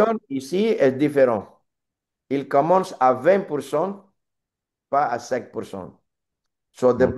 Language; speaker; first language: French; non-native, learner; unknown